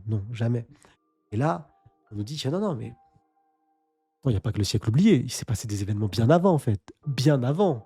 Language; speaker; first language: French; native; French